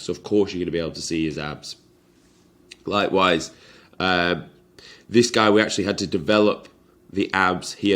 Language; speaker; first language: English; native; English